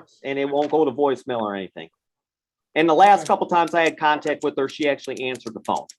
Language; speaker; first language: English; native; English